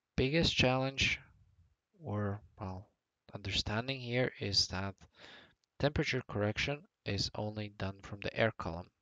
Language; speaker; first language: English; non-native, fluent; Latvian